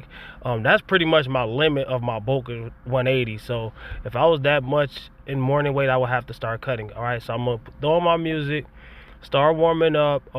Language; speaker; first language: English; native; English